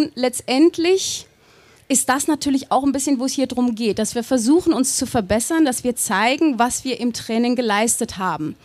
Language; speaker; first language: German; native; German